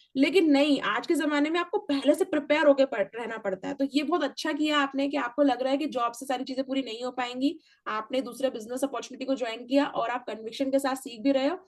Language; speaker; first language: Hindi; native; Hindi